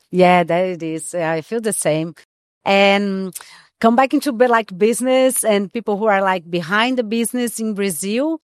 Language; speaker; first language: English; non-native, fluent; Portuguese